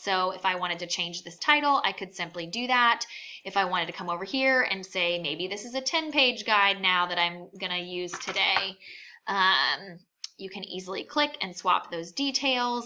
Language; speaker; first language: English; native; English